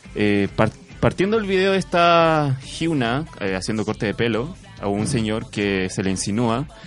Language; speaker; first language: Spanish; non-native, fluent; Chinese